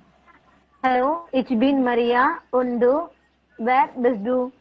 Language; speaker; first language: German; non-native, learner; Tamil